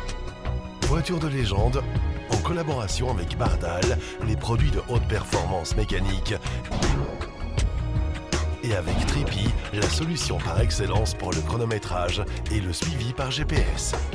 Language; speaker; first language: French; native; French